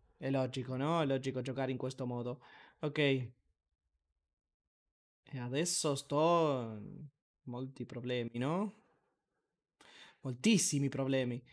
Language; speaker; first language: Italian; non-native, learner; Spanish